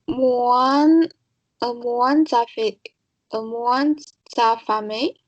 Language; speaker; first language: French; non-native, learner; Chinese